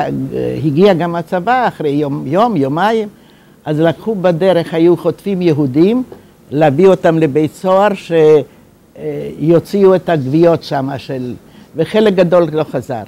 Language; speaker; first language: Hebrew; non-native, fluent; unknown